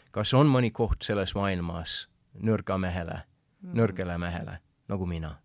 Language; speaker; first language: Estonian; non-native, fluent; English